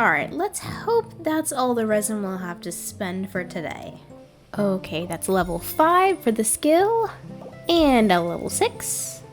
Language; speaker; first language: English; native; English